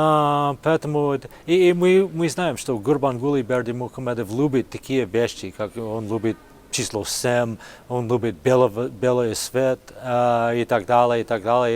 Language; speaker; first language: Russian; non-native, fluent; English